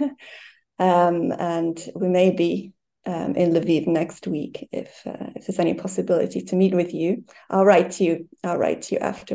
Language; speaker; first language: English; native; English